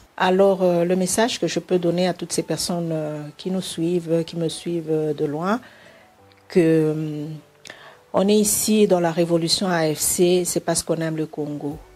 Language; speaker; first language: French; non-native, local second language; Bemba